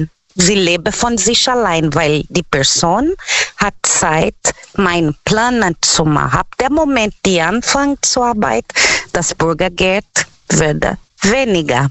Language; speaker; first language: German; non-native, learner; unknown